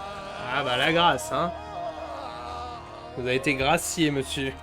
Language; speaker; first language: French; native; French